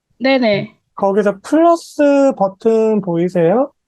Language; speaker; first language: Korean; native; Korean